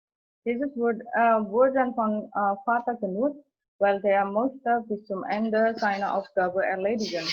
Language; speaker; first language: German; non-native, fluent; Indonesian